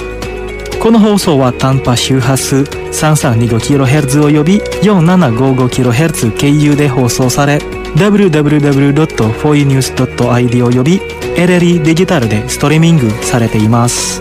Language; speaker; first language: Japanese; non-native, fluent; Indonesian